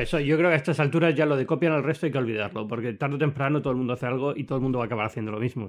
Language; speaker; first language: Spanish; native; Spanish